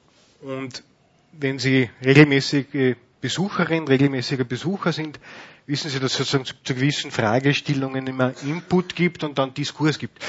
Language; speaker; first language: German; native; German